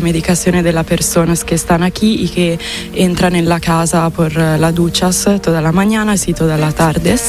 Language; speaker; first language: Spanish; non-native, fluent; Italian